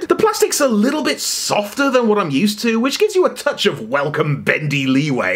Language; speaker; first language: English; native; English